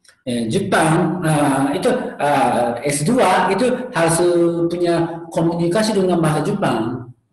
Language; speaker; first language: Indonesian; non-native, learner; Japanese